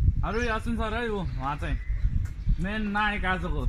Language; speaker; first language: Nepali; non-native, local second language; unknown